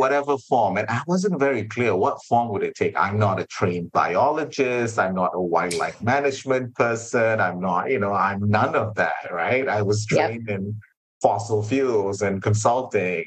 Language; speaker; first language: English; non-native, local second language; Malay